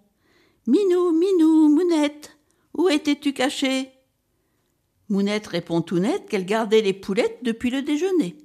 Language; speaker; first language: French; native; French